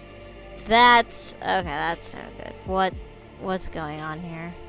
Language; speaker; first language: English; native; English